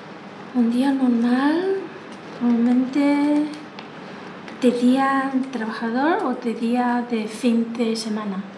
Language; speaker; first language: Spanish; non-native, learner; Chinese